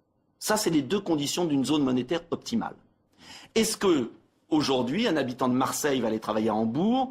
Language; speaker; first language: French; native; French